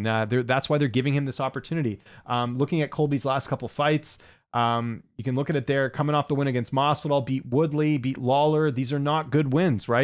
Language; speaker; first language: English; native; English